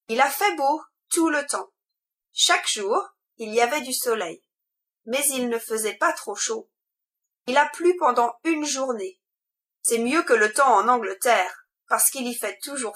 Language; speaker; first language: French; non-native, learner; English